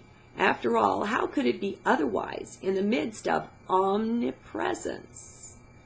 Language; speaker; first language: English; native; English